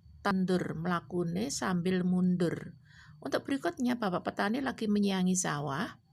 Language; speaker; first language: Indonesian; non-native, local second language; Javanese